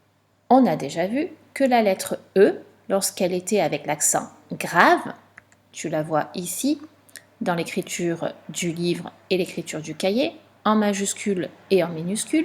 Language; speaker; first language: French; native; French